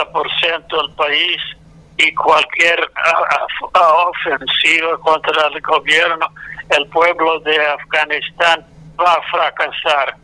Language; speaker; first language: Spanish; non-native, fluent; English